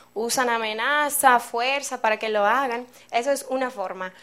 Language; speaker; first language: Spanish; non-native, fluent; English